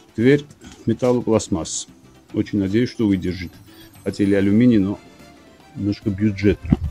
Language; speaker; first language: Russian; non-native, local second language; Georgian